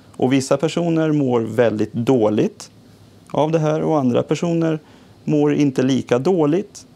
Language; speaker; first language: Swedish; native; Swedish